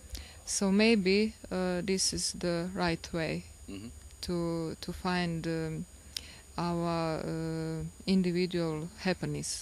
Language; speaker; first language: English; non-native, learner; Croatian